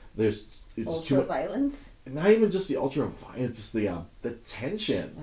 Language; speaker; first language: English; native; English